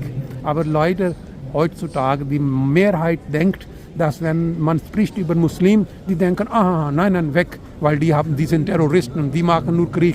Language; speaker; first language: German; non-native, learner; Urdu